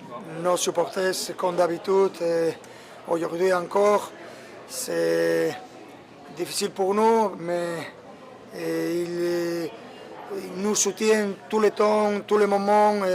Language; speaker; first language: French; non-native, fluent; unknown